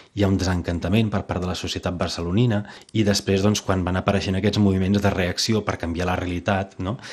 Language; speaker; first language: Catalan; native; Catalan